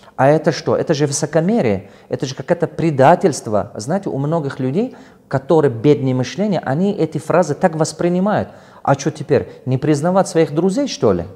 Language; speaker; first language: Russian; non-native, local second language; Tajik